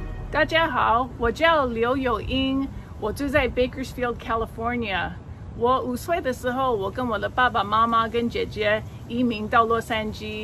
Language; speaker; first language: Chinese; early bilingual, other home language; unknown